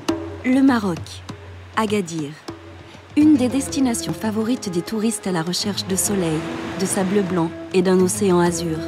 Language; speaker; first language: French; native; French